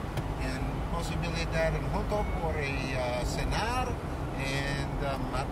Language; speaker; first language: Spanish; non-native, learner; English